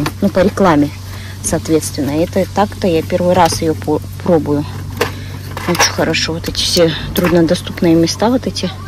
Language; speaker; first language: Russian; native; Russian